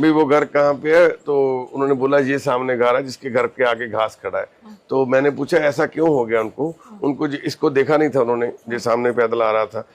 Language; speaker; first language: Hindi; non-native, local second language; Punjabi